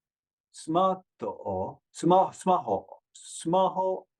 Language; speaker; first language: Japanese; non-native, learner; English